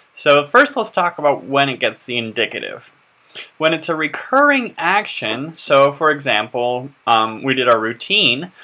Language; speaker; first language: English; native; English